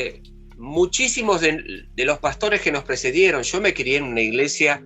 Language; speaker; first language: Spanish; native; Spanish